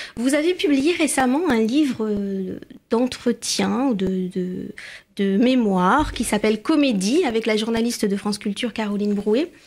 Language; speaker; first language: French; native; French